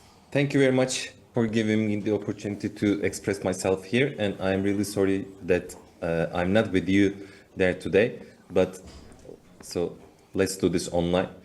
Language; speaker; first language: English; non-native, fluent; Turkish